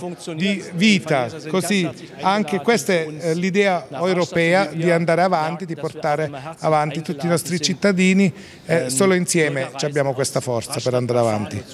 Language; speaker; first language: Italian; non-native, fluent; German